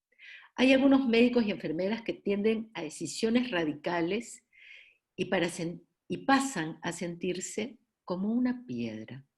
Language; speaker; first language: Spanish; native; Spanish